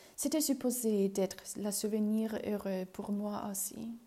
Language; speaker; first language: French; non-native, learner; Chinese